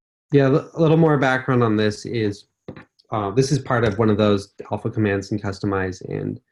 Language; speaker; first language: English; native; English